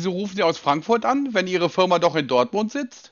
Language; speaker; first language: German; native; German